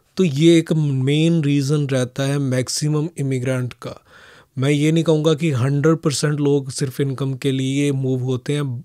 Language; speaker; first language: Hindi; non-native, local second language; Punjabi